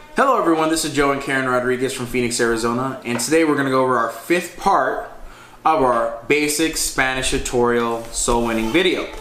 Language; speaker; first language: English; early bilingual, other home language; Spanish